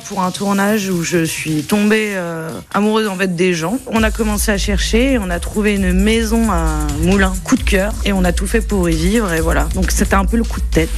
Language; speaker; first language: French; native; French